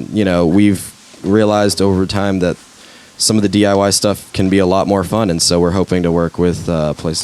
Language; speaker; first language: English; native; English